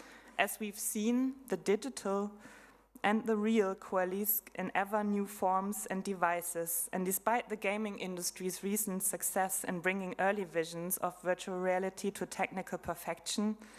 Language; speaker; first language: English; non-native, fluent; German